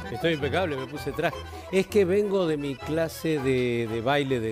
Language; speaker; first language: Spanish; native; Spanish